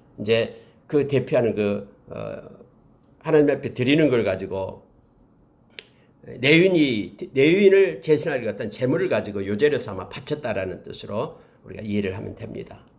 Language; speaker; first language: Korean; native; Korean